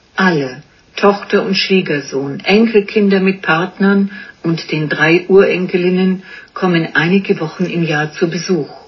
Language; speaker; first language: German; native; German